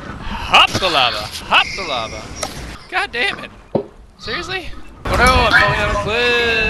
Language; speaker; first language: English; native; English